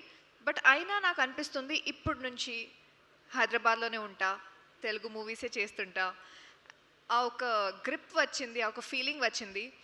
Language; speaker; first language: Telugu; non-native, fluent; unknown